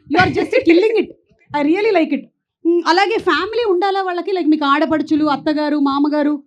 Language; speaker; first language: Telugu; native; Telugu